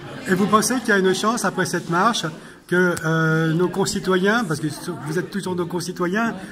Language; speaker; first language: French; native; French